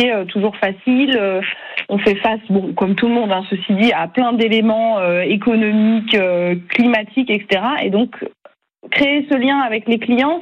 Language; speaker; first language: French; native; French